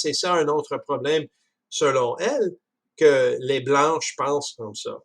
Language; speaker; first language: French; non-native, fluent; English